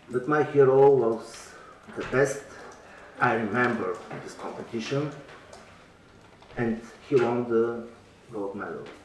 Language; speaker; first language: English; non-native, learner; Bulgarian